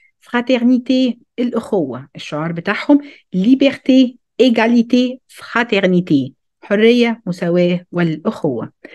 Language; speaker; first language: Arabic; early bilingual, heritage; Arabic